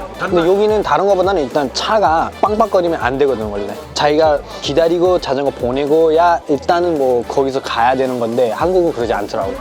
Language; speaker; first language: Korean; non-native, fluent; Nepali